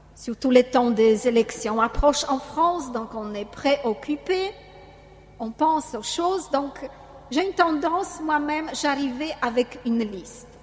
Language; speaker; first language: French; non-native, fluent; Polish